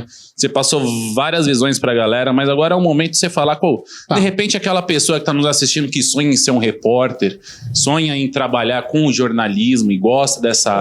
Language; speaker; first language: Portuguese; native; Portuguese